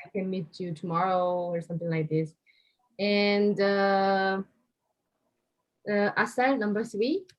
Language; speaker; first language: English; non-native, fluent; Korean